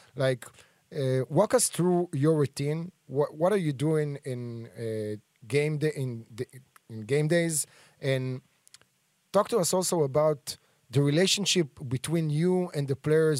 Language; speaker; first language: English; non-native, fluent; Hebrew